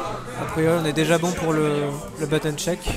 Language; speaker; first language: French; native; French